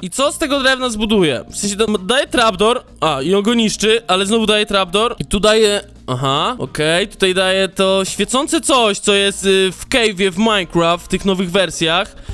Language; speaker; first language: Polish; native; Polish